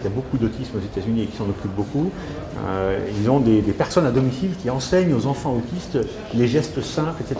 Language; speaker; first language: French; native; French